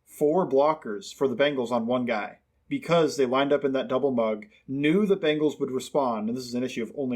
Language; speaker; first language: English; native; English